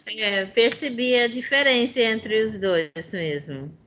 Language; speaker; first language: Portuguese; non-native, fluent; English